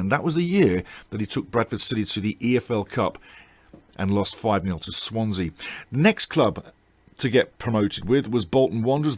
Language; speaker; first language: English; native; English